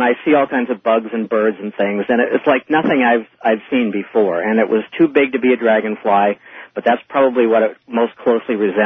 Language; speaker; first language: English; native; English